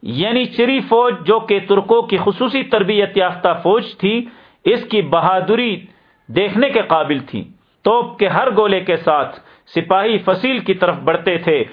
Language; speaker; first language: Urdu; native; Urdu